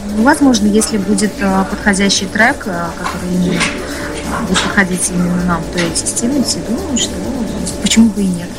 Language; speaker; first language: Russian; non-native, local second language; Uzbek